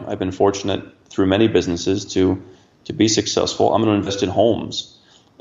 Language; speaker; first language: English; native; English